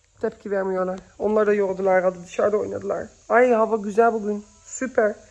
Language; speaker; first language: Turkish; early bilingual, heritage; Turkish